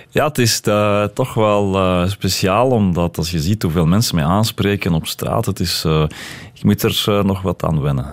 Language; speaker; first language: Dutch; early bilingual, other home language; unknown